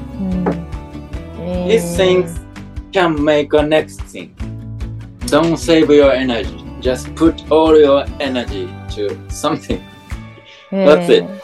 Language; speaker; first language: English; non-native, fluent; Japanese